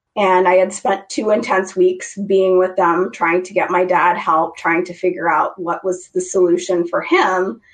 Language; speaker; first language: English; native; English